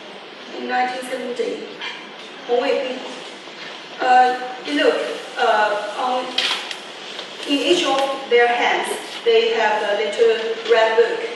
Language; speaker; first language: English; non-native, learner; Chinese